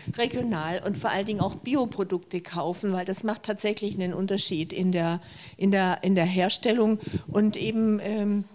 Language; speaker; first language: German; native; German